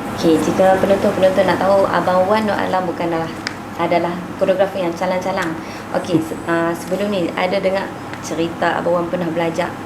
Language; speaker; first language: Malay; native; Malay